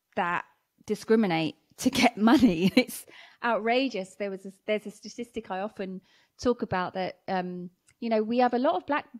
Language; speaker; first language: English; native; English